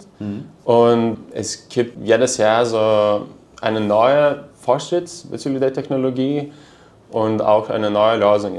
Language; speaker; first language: German; non-native, learner; Lithuanian